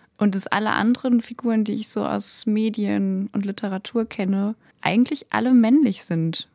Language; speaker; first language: German; native; German